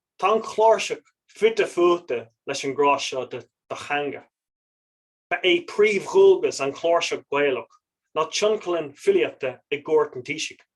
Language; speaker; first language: Irish; non-native, local second language; English